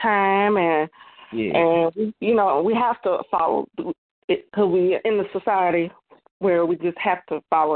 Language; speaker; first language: English; native; English